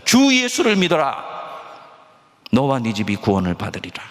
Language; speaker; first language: Korean; native; Korean